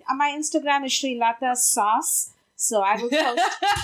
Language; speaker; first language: English; non-native, local second language; Tamil